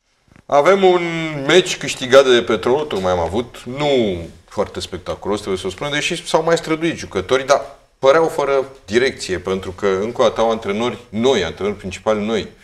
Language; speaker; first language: Romanian; native; Romanian